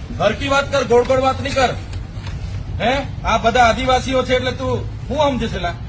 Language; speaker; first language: Gujarati; non-native, local second language; Vasavi